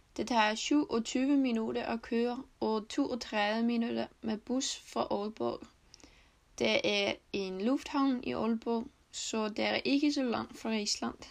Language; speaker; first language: Danish; non-native, learner; Icelandic